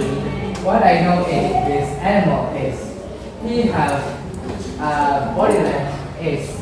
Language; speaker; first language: English; non-native, learner; Indonesian